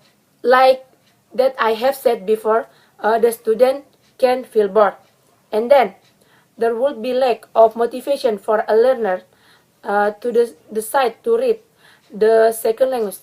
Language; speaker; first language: English; non-native, learner; Indonesian